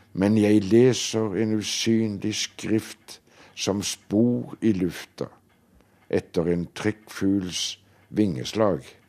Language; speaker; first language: Norwegian; native; Norwegian